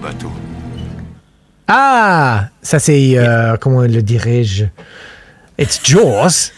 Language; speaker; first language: French; non-native, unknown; English